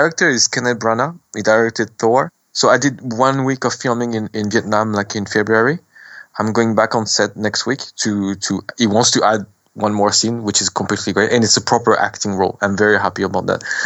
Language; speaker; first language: English; non-native, fluent; French